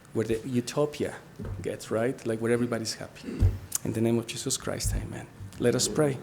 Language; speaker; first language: English; non-native, fluent; Spanish